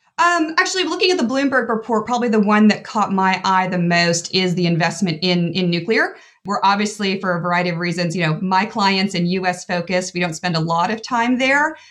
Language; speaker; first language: English; native; English